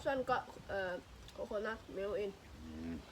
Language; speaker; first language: English; non-native, learner; Thai